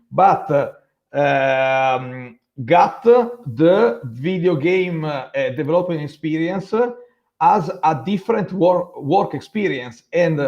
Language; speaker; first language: English; non-native, fluent; Italian